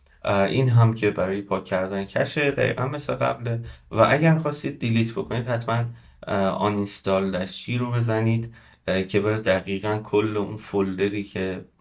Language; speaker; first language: Persian; native; Persian